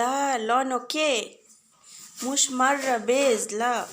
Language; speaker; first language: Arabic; non-native, learner; Bangla